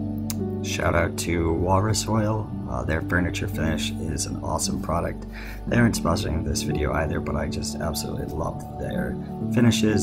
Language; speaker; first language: English; native; English